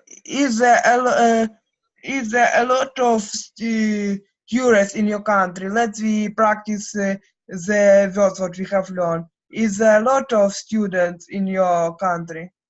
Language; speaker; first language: English; non-native, learner; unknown